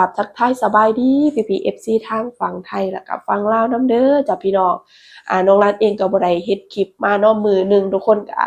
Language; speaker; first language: Thai; non-native, local second language; Lao